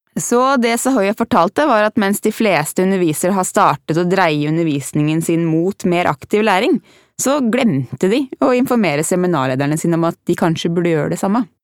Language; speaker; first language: Norwegian; native; Norwegian